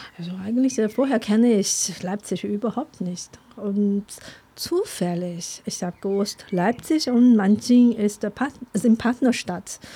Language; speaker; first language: German; non-native, fluent; Chinese